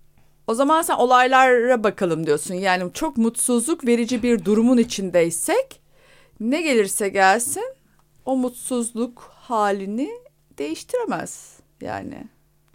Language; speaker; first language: Turkish; native; Turkish